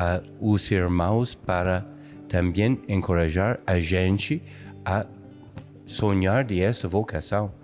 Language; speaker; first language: Portuguese; non-native, fluent; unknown